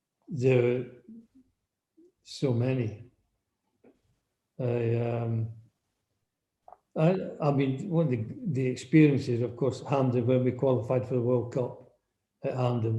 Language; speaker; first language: English; native; English